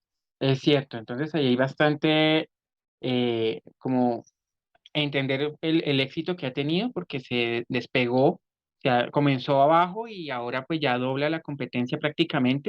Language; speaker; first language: Spanish; native; Spanish